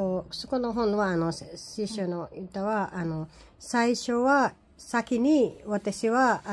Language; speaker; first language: Japanese; non-native, learner; Filipino